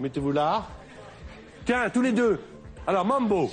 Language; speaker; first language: French; native; French